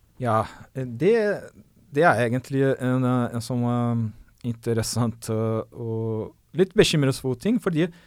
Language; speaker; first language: Norwegian; non-native, fluent; Portuguese